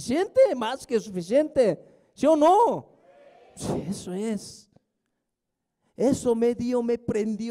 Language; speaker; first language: Spanish; non-native, fluent; Korean